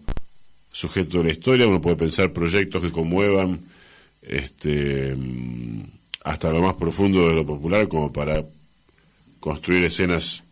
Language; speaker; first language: Spanish; native; Spanish